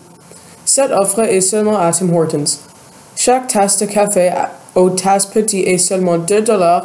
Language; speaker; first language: French; non-native, learner; English